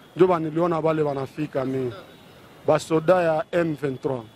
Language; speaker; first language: Swahili; native; Swahili